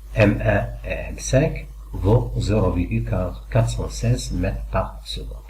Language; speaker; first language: French; non-native, local second language; Arabic